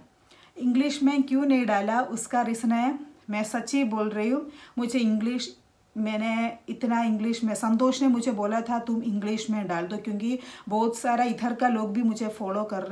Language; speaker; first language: Hindi; non-native, local second language; Malayalam